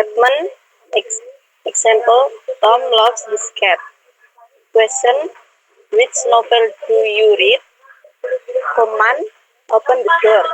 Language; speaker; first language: English; non-native, learner; Indonesian